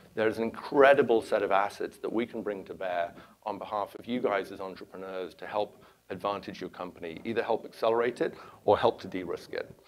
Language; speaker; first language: English; native; English